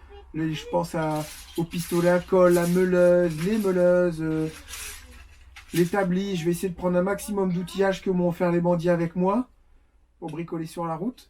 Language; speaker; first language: French; native; French